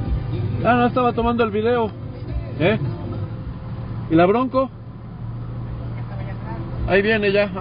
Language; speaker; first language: Spanish; native; Spanish